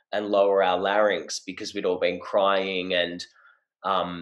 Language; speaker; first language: English; native; English